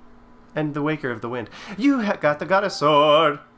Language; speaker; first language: English; native; English